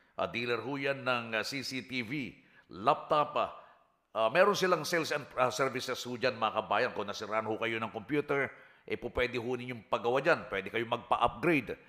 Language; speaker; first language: Filipino; native; Filipino